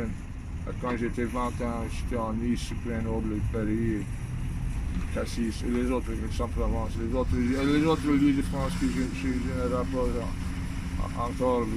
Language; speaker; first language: French; non-native, learner; English